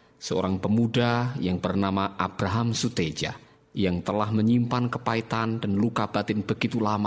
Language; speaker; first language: Indonesian; native; Indonesian